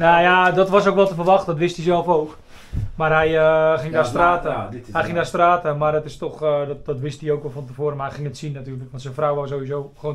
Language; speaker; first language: Dutch; native; Dutch